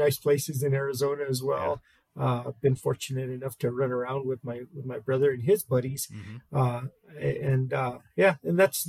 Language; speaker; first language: English; native; English